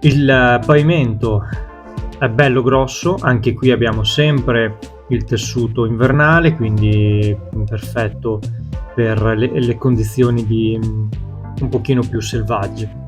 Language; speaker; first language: Italian; native; Italian